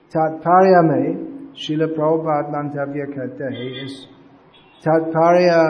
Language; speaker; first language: Hindi; native; Hindi